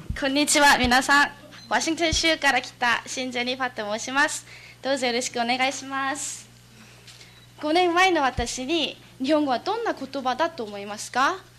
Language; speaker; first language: Japanese; non-native, learner; English